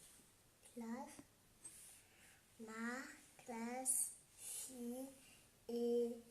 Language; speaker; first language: French; non-native, learner; Vietnamese